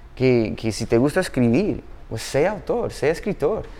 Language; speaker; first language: Spanish; non-native, fluent; English